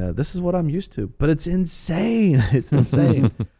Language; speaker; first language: English; native; English